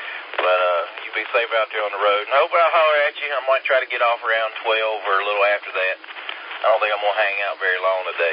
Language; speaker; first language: English; native; English